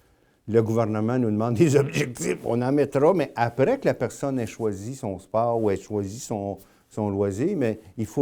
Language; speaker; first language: French; native; French